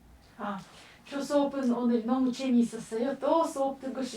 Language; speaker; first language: Korean; non-native, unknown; Russian